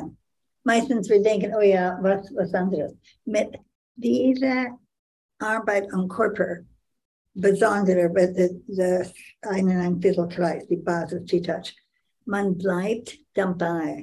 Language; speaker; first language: German; non-native, learner; English